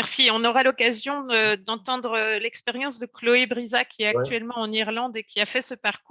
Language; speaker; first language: French; native; French